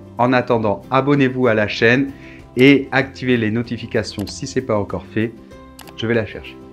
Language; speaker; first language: French; native; French